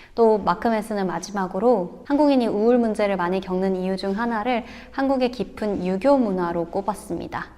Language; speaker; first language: Korean; native; Korean